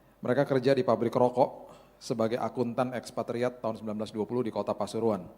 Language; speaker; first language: Indonesian; native; Indonesian